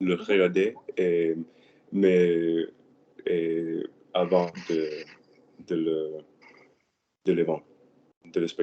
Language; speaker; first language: French; non-native, learner; Spanish